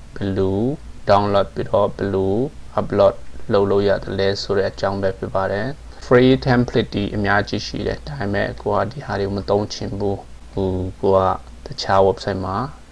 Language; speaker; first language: Burmese; non-native, local second language; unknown